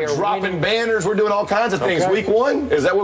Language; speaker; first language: English; native; English